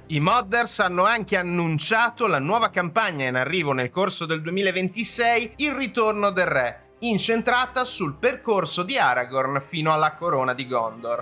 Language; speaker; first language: Italian; native; Italian